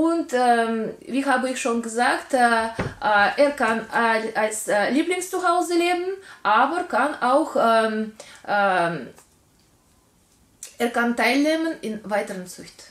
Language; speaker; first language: German; non-native, learner; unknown